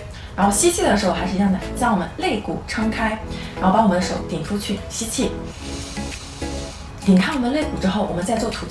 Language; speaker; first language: Chinese; native; Chinese